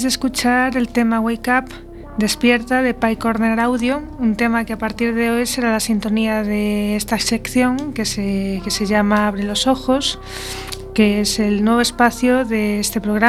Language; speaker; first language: Spanish; native; Spanish